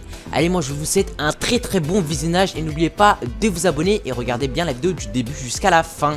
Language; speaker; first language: French; native; French